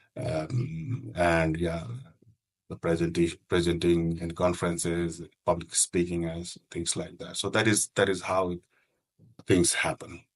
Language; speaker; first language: English; non-native, local second language; Nepali